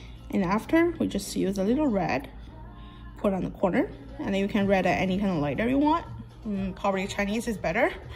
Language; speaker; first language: English; non-native, learner; Chinese